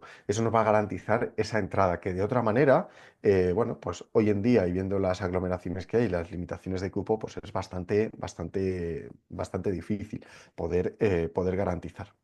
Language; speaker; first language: Spanish; native; Spanish